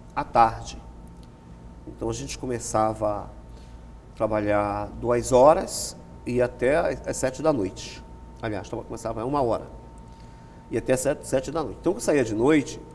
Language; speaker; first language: Portuguese; native; Portuguese